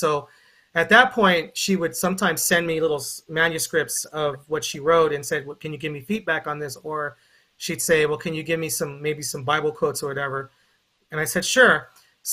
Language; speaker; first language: English; native; English